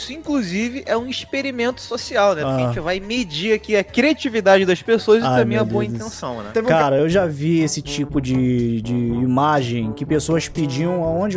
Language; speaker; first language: Portuguese; native; Portuguese